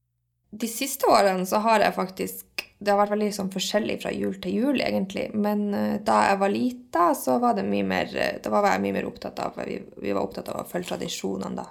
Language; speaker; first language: Norwegian; native; Norwegian